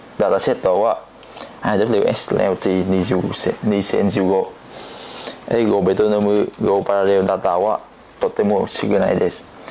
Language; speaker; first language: Japanese; non-native, learner; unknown